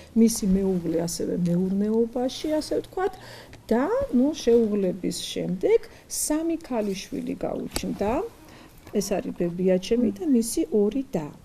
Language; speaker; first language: Georgian; native; Georgian